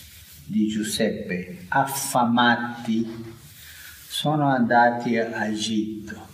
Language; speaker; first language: Italian; non-native, fluent; Spanish